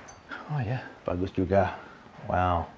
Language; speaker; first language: Indonesian; non-native, fluent; English